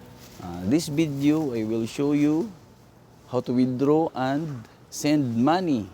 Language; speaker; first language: English; non-native, local second language; Cebuano